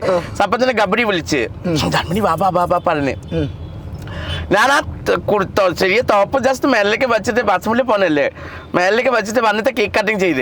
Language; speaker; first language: Malayalam; non-native, local second language; Assamese